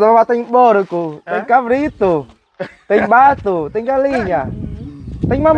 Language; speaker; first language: Portuguese; non-native, learner; Vietnamese